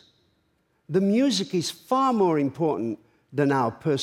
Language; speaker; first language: English; native; English